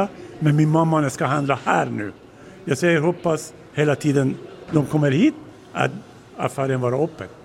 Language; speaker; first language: Swedish; non-native, learner; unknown